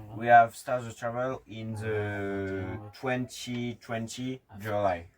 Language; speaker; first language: English; non-native, learner; French